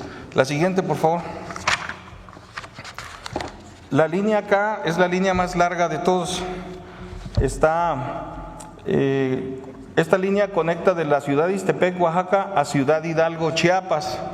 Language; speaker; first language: Spanish; native; Spanish